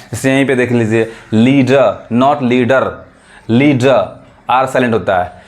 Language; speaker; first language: Hindi; native; Hindi